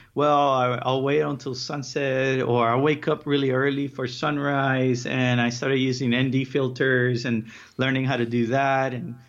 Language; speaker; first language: English; early bilingual, other home language; Spanish